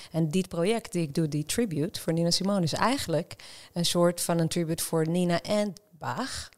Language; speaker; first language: Dutch; non-native, fluent; Hebrew